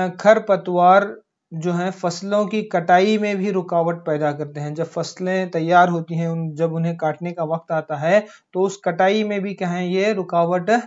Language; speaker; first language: Urdu; native; Urdu